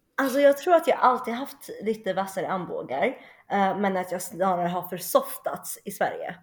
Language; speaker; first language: Swedish; early bilingual, other home language; Chinese